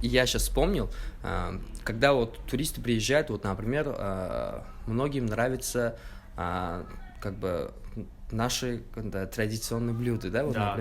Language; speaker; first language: Russian; non-native, local second language; Uzbek